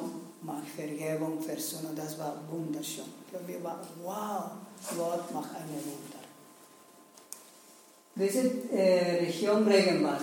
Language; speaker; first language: German; non-native, learner; Spanish